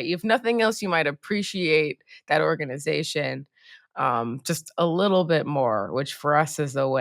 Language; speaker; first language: English; native; English